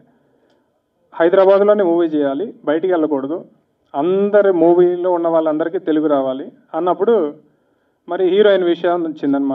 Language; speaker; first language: Telugu; native; Telugu